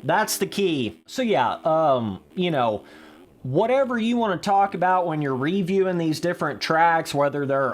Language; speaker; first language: English; native; English